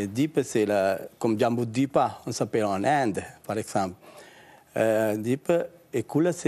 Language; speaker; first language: French; non-native, learner; Sinhala